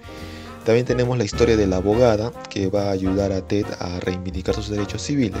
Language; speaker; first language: Spanish; native; Spanish